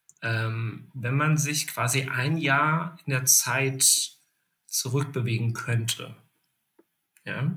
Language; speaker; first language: German; native; German